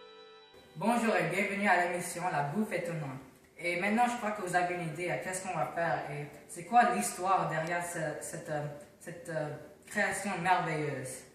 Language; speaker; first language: French; non-native, learner; English